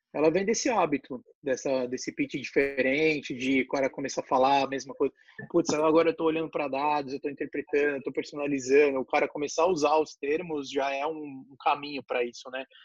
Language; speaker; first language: Portuguese; native; Portuguese